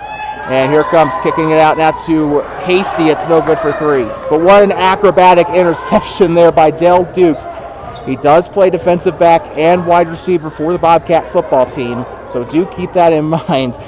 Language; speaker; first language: English; native; English